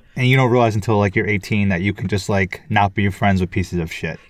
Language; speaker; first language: English; native; English